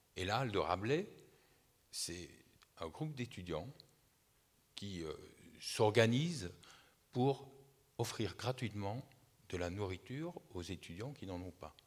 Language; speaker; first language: French; native; French